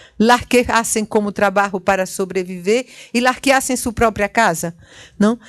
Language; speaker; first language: Portuguese; native; Portuguese